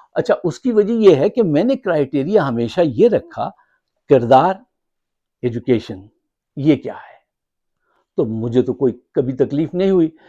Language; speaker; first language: Urdu; native; Urdu